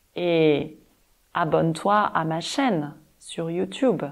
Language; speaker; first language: French; native; French